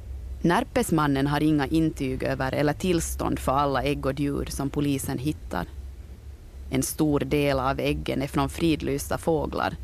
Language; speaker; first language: Swedish; native; Swedish